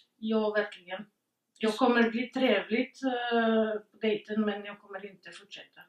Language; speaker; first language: Swedish; non-native, fluent; Bulgarian